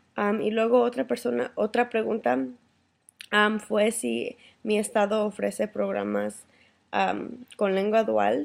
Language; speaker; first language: Spanish; early bilingual, heritage; Spanish